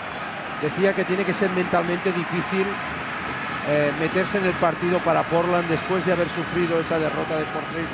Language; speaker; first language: Spanish; native; Spanish